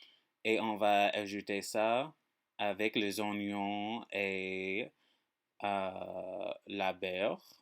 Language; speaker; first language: French; non-native, learner; English